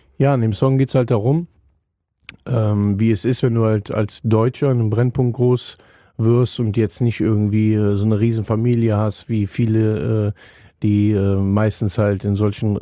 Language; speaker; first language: German; native; German